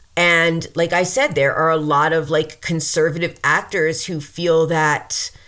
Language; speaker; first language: English; native; English